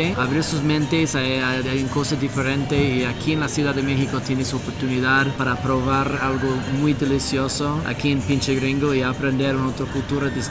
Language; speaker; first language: Spanish; non-native, learner; English